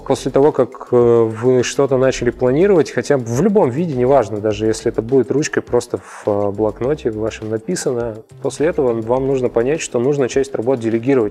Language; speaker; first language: Russian; native; Russian